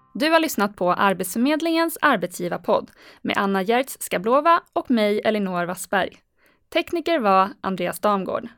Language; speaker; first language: Swedish; native; Swedish